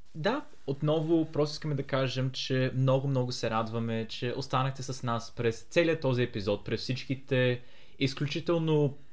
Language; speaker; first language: Bulgarian; early bilingual, heritage; Bulgarian